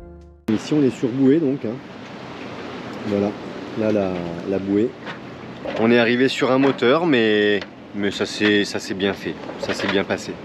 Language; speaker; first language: French; native; French